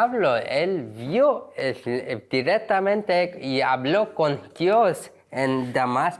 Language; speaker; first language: Spanish; non-native, learner; Korean